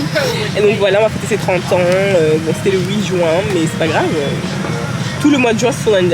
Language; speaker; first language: French; native; French